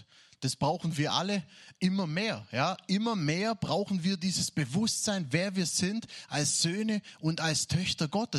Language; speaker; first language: German; native; German